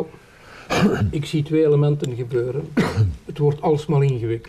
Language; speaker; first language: Dutch; native; Dutch